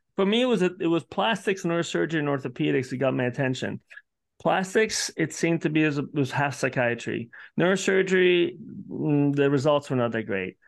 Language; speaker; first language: English; early bilingual, other home language; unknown